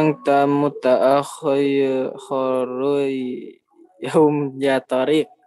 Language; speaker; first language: Arabic; non-native, learner; Indonesian